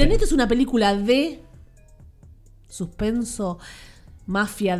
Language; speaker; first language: Spanish; native; Spanish